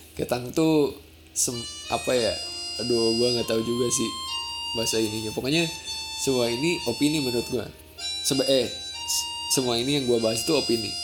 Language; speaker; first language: Indonesian; non-native, local second language; Sundanese